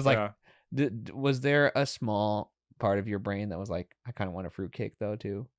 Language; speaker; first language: English; native; English